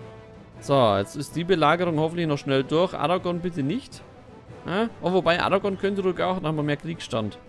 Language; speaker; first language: German; native; German